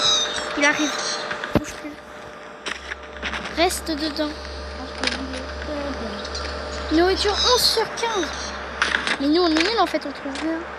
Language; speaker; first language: French; native; French